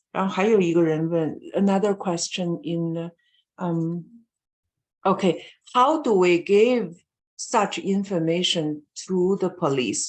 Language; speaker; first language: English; non-native, fluent; Chinese